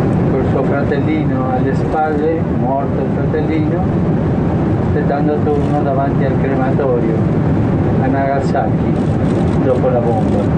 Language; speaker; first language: Italian; early bilingual, heritage; Spanish